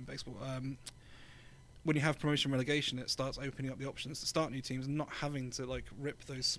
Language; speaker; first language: English; native; English